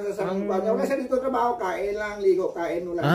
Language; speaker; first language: Filipino; non-native, local second language; Cebuano